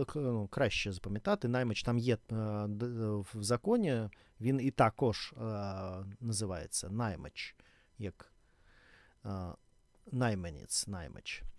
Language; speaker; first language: Ukrainian; non-native, learner; Russian